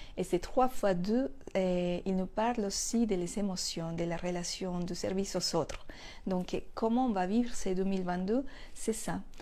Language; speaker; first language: French; non-native, fluent; Spanish